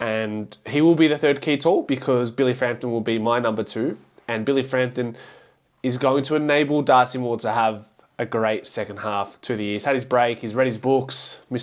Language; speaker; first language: English; native; English